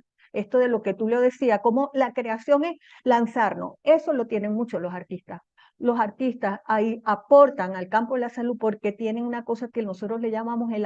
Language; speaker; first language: Spanish; native; Spanish